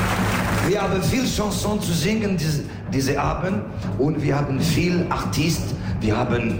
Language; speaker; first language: German; non-native, learner; French